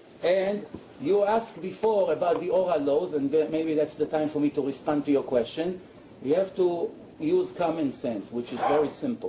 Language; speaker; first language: English; non-native, fluent; Hebrew